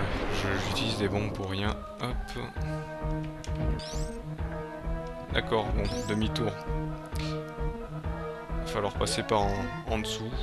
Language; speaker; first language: French; native; French